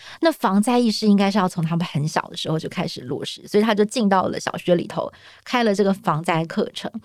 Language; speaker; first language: Chinese; native; Chinese